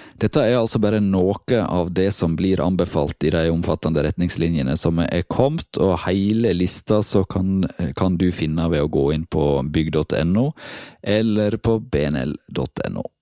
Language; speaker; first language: Norwegian; native; Norwegian